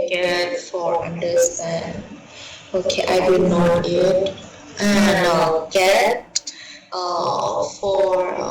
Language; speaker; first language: English; non-native, learner; Thai